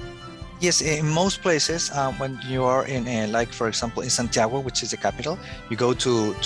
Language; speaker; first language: English; non-native, fluent; Spanish